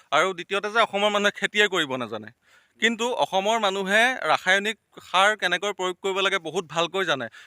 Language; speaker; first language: Assamese; native; Assamese